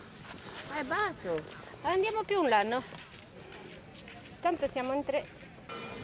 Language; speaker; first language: Italian; non-native, learner; Filipino